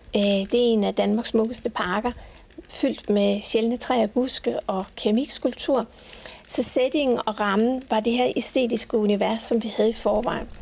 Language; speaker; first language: Danish; native; Danish